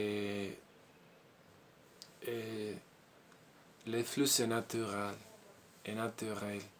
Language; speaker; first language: French; non-native, learner; Spanish